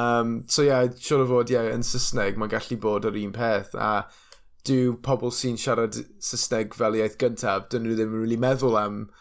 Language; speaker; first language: Welsh; non-native, fluent; English